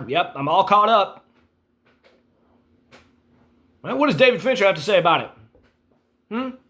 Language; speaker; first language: English; native; English